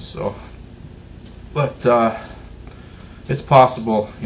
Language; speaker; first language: English; native; English